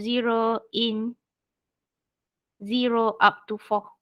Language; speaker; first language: English; non-native, local second language; Malay